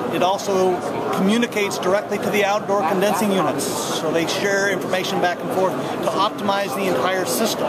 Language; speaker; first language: English; native; English